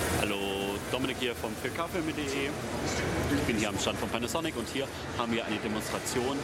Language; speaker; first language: German; native; German